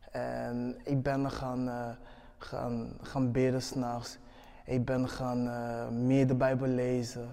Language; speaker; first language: Dutch; non-native, fluent; Portuguese